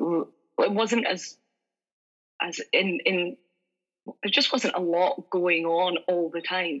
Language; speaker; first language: English; native; English